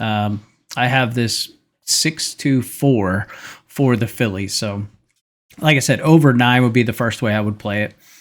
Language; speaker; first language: English; native; English